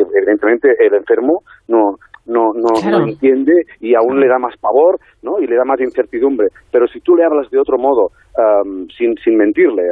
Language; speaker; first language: Spanish; native; Spanish